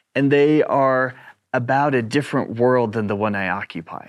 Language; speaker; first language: English; native; English